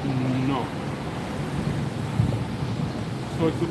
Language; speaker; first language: Spanish; non-native, learner; English